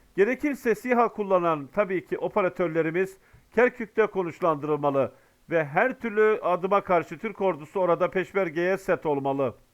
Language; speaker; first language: Turkish; native; Turkish